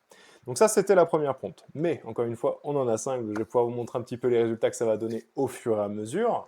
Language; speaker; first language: French; native; French